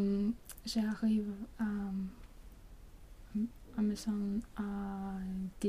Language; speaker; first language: French; non-native, learner; Swedish